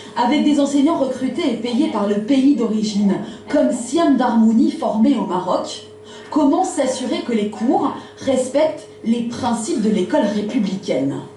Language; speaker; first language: French; native; French